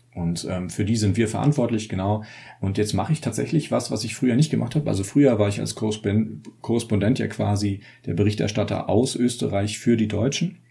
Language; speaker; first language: German; native; German